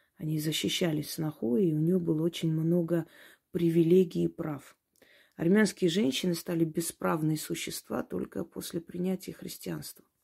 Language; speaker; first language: Russian; non-native, local second language; Armenian